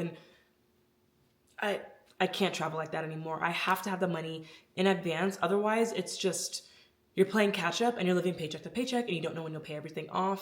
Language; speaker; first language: English; native; English